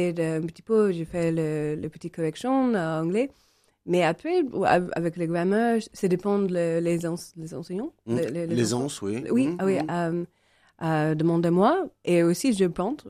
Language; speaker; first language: French; non-native, learner; English